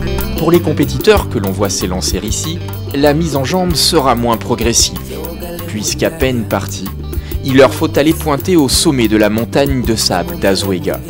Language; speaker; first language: French; native; French